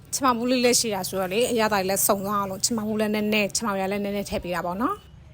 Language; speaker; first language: Burmese; native; Burmese